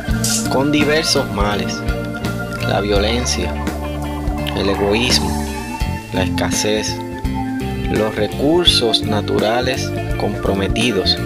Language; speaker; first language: Spanish; native; Spanish